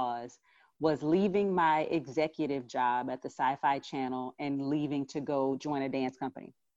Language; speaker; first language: English; native; English